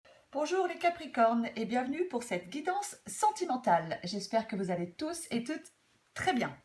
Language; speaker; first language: French; native; French